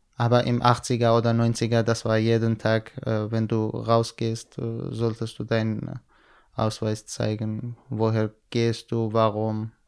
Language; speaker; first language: German; non-native, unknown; Central Kurdish